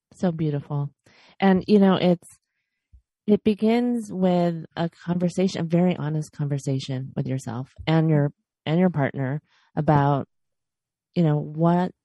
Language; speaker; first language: English; early bilingual, other home language; Filipino